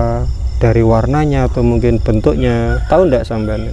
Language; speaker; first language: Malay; non-native, local second language; Javanese